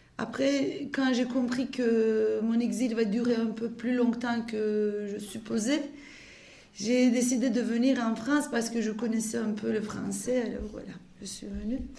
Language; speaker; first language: French; non-native, fluent; Turkish